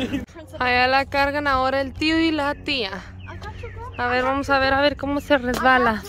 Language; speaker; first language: Spanish; native; Spanish